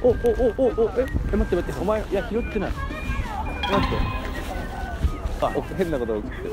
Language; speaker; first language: Japanese; native; Japanese